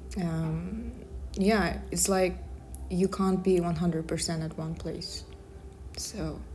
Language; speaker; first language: English; non-native, fluent; Kazakh